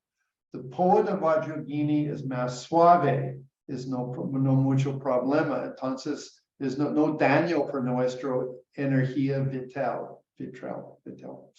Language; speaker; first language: Spanish; non-native, learner; English